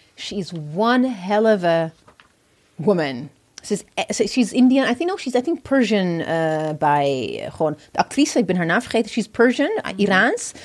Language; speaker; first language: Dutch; non-native, fluent; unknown